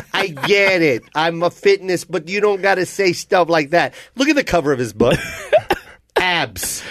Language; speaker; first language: English; native; English